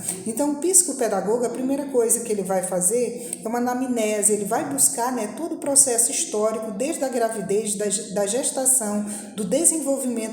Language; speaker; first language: Portuguese; native; Portuguese